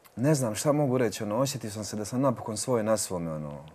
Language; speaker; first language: Croatian; native; Croatian